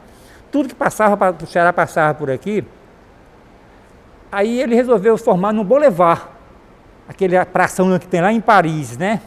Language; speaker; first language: Portuguese; native; Portuguese